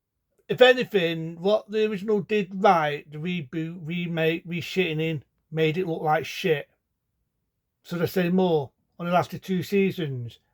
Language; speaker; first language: English; native; English